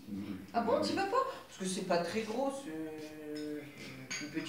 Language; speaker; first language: French; native; French